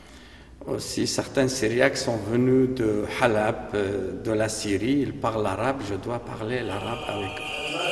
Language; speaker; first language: French; non-native, fluent; Aramaic